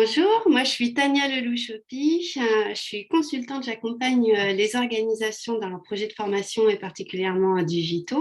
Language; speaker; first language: French; native; French